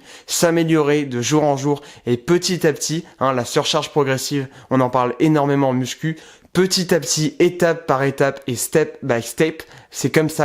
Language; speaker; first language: French; native; French